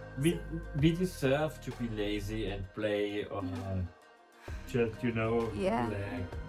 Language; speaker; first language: English; non-native, fluent; German